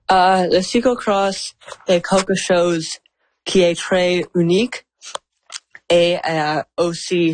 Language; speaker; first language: French; non-native, learner; English